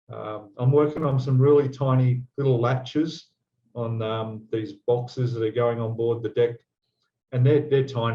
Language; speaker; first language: English; native; English